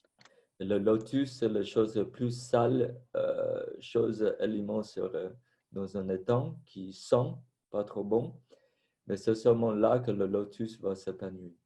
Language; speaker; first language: French; non-native, fluent; Vietnamese